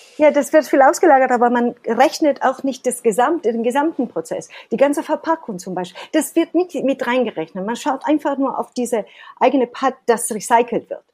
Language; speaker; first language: German; non-native, fluent; Italian